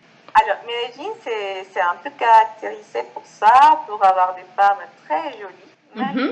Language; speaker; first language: French; non-native, fluent; Spanish